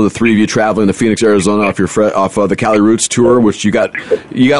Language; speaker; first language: English; native; English